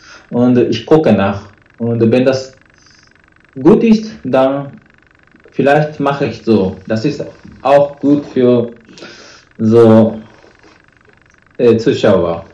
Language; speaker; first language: German; non-native, learner; Japanese